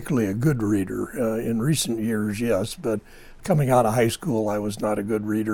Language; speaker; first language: English; native; English